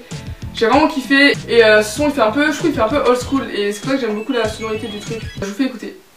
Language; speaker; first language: French; native; French